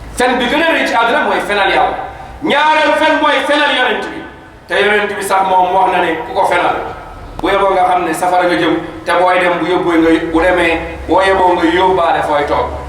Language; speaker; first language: Wolof; non-native, local second language; Fula